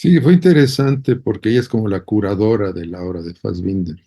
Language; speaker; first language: Spanish; native; Spanish